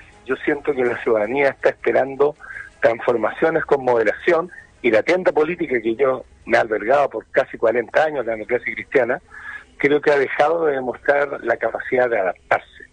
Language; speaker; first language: Spanish; native; Spanish